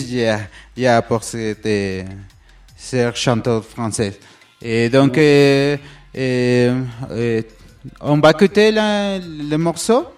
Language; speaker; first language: French; non-native, learner; Spanish